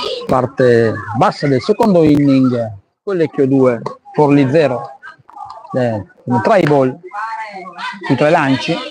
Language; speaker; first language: Italian; native; Italian